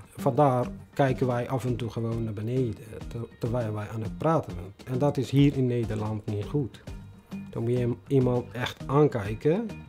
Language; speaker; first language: Dutch; non-native, fluent; Tigrinya